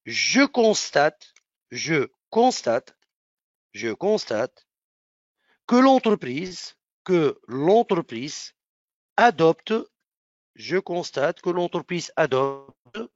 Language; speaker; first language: French; non-native, local second language; Arabic